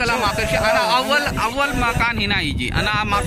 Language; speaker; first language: Arabic; non-native, learner; Urdu